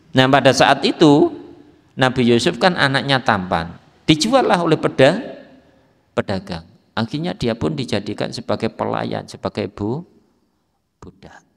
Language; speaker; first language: Indonesian; native; Indonesian